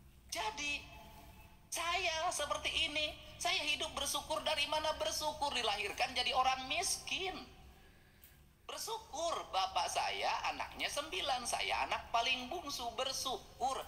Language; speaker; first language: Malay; non-native, local second language; Sundanese